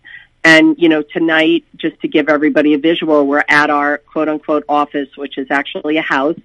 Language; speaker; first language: English; native; English